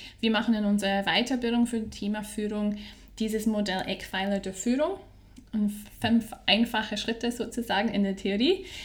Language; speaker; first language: German; non-native, fluent; English